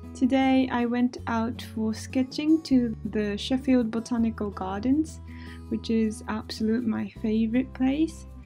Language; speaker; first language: English; non-native, fluent; Japanese